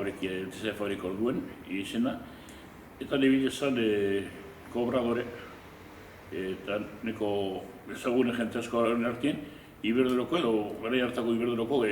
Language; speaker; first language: Basque; native; Basque